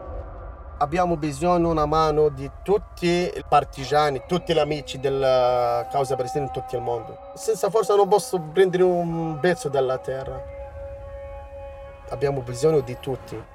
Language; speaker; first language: Italian; non-native, learner; Arabic